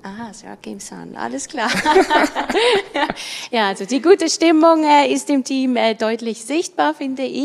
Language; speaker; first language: German; native; German